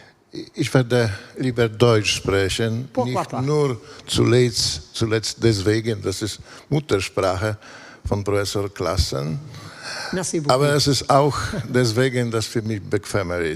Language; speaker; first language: German; non-native, fluent; Polish